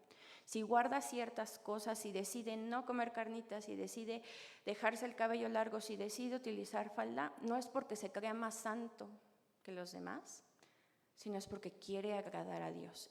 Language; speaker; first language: Spanish; native; Spanish